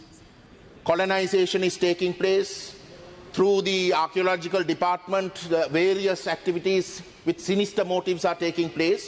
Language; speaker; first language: English; non-native, local second language; Tamil